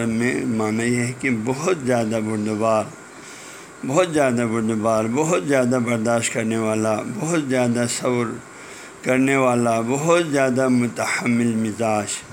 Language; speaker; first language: Urdu; non-native, local second language; Balti